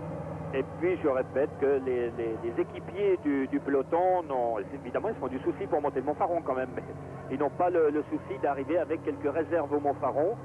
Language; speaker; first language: French; native; French